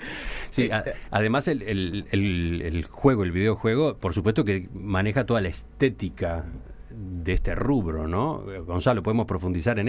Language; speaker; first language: Spanish; native; Spanish